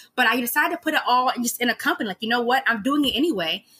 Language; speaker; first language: English; native; English